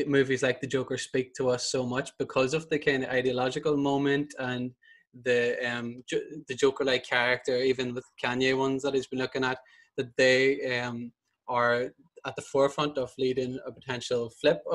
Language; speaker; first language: English; native; English